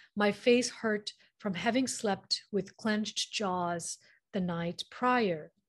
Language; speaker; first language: English; non-native, local second language; Manipuri